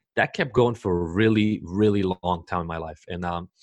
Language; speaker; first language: English; early bilingual, other home language; Hebrew